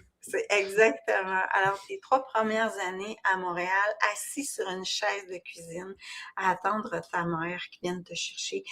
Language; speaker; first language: French; native; French